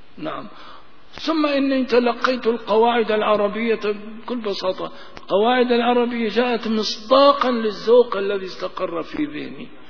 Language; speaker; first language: Arabic; non-native, local second language; Kurdish